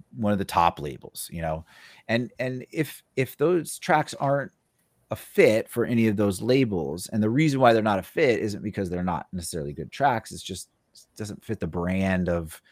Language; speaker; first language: English; native; English